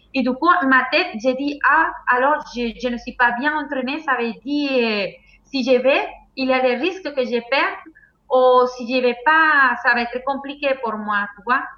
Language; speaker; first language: French; non-native, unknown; Spanish